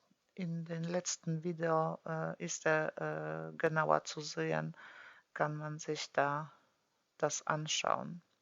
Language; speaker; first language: German; non-native, fluent; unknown